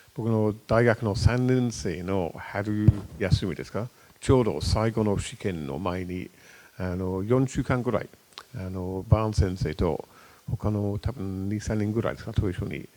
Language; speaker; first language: Japanese; non-native, fluent; English